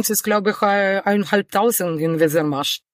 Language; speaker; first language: German; non-native, learner; Ukrainian